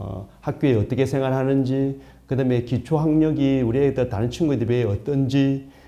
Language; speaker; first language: Korean; native; Korean